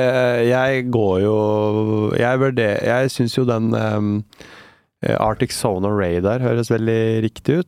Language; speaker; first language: Norwegian; native; Norwegian